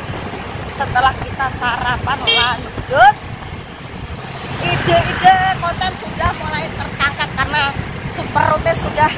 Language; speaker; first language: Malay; non-native, local second language; Javanese